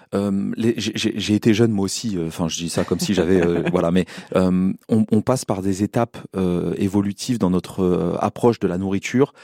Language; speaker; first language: French; native; French